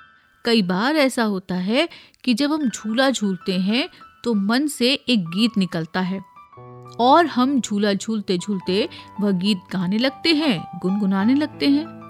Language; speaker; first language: Hindi; native; Hindi